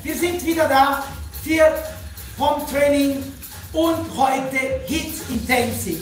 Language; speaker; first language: German; non-native, fluent; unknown